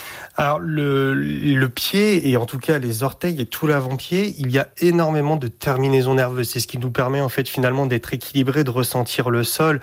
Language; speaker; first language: French; native; French